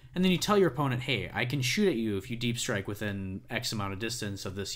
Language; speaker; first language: English; native; English